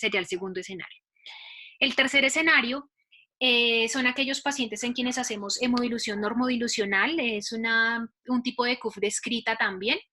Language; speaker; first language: Spanish; native; Spanish